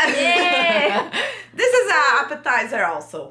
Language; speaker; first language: English; non-native, learner; Portuguese